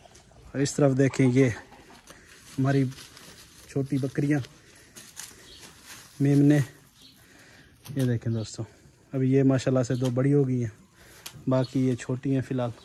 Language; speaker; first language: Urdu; non-native, local second language; Saraiki